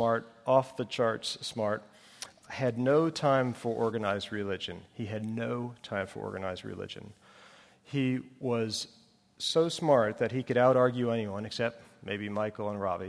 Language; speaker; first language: English; native; English